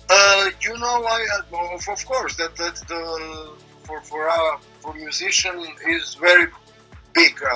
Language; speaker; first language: English; non-native, learner; Croatian